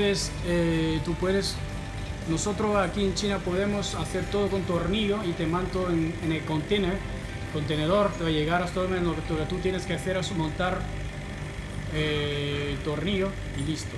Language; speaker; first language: Spanish; non-native, fluent; Chinese